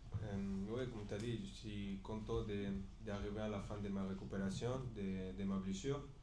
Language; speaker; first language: French; non-native, fluent; Spanish